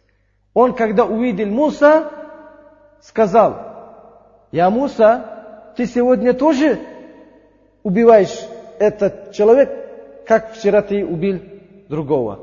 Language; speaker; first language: Russian; non-native, learner; Uzbek